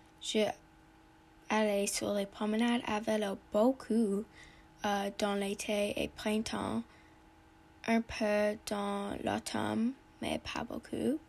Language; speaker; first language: French; non-native, learner; English